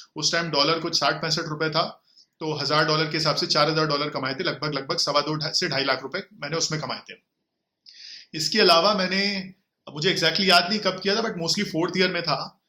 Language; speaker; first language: Hindi; native; Hindi